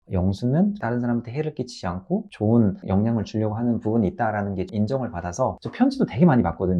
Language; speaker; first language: Korean; native; Korean